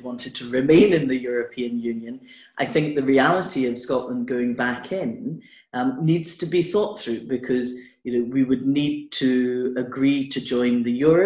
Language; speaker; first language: English; native; English